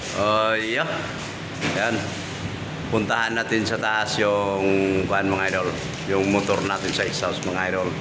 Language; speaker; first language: Filipino; non-native, local second language; Hiligaynon